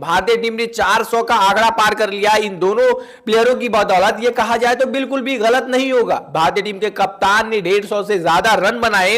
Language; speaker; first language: Hindi; native; Hindi